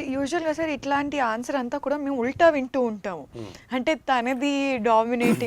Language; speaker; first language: Telugu; native; Telugu